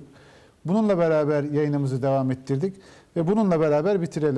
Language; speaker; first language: Turkish; native; Turkish